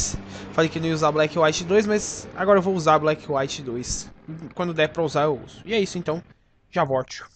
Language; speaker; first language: Portuguese; native; Portuguese